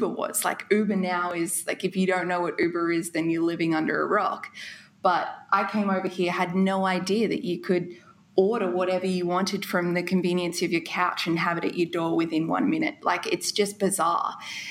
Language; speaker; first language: English; native; English